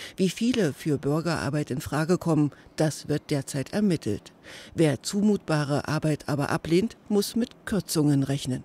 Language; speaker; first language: German; native; German